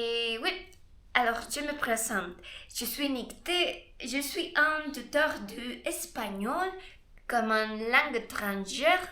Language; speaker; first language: French; non-native, learner; Spanish